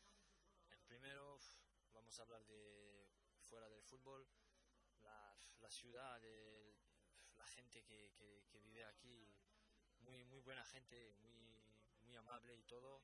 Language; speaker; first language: Spanish; non-native, fluent; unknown